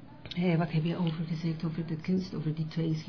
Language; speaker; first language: Dutch; non-native, learner; Spanish